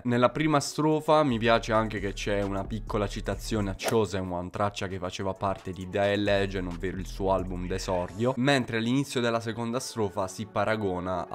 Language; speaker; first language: Italian; native; Italian